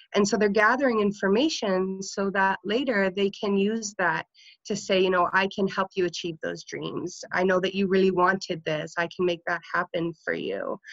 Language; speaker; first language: English; native; English